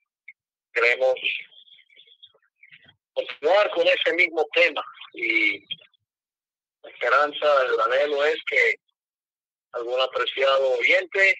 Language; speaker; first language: Spanish; non-native, fluent; English